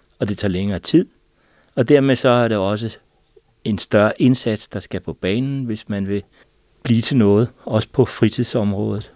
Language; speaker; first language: Danish; native; Danish